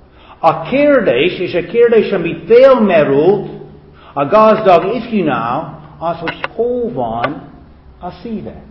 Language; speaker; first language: Hungarian; non-native, fluent; English